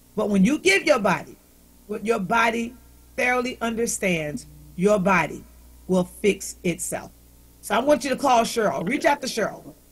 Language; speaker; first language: English; native; English